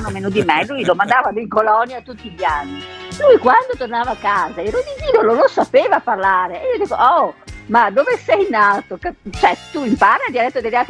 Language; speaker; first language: Italian; non-native, local second language; Venetian